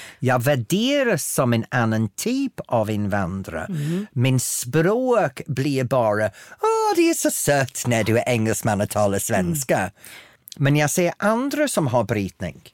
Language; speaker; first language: Swedish; non-native, fluent; English